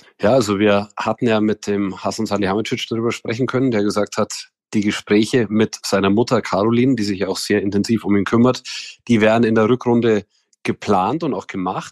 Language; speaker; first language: German; native; German